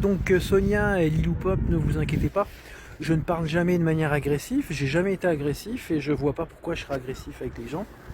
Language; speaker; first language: French; native; French